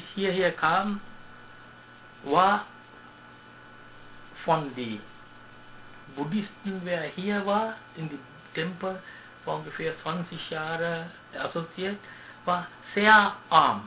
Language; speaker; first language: German; non-native, learner; Sinhala